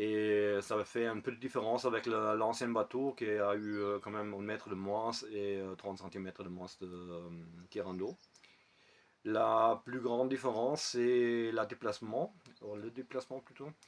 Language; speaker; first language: French; non-native, fluent; German